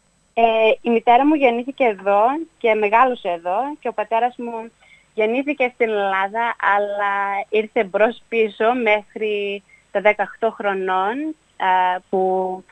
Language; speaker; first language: Greek; early bilingual, heritage; Greek